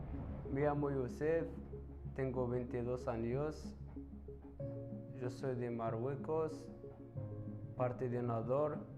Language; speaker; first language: Spanish; non-native, learner; Arabic